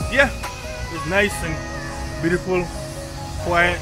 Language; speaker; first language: English; native; English